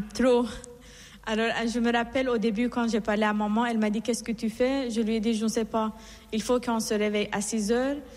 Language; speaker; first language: French; non-native, fluent; Persian